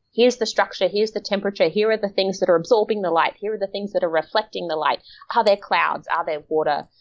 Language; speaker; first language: English; native; English